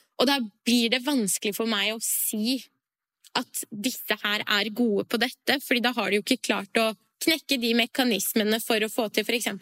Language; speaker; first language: Norwegian; early bilingual, other home language; Persian